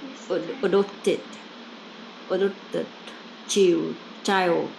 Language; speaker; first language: English; non-native, learner; Vietnamese